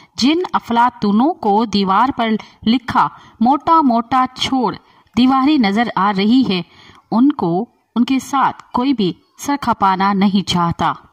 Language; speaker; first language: Urdu; non-native, local second language; Sindhi